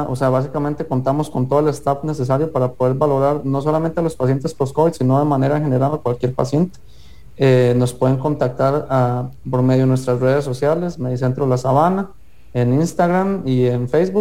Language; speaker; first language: Spanish; native; Spanish